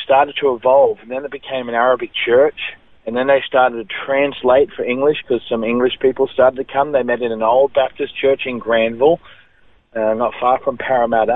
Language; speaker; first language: English; native; English